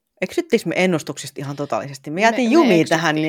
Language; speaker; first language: Finnish; native; Finnish